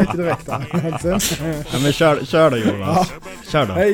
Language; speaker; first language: Swedish; native; Swedish